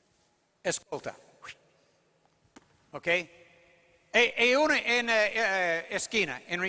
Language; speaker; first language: Spanish; non-native, learner; English